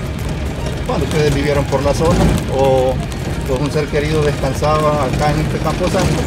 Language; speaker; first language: Spanish; native; Spanish